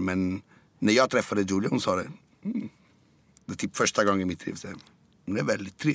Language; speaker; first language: Swedish; non-native, fluent; Italian